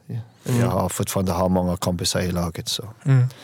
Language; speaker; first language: Swedish; non-native, learner; English